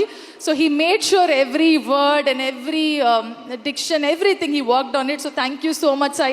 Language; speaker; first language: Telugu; non-native, learner; Kannada